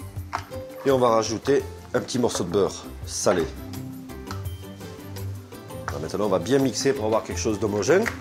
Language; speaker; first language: French; native; French